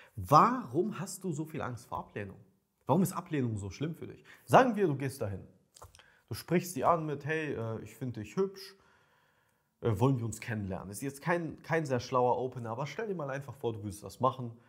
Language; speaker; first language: German; early bilingual, other home language; Ukrainian